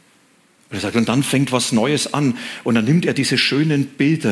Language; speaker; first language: German; native; German